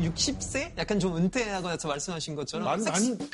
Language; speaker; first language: Korean; non-native, fluent; French